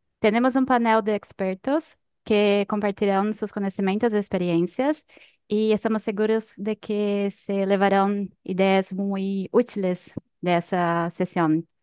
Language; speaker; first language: Spanish; non-native, fluent; Portuguese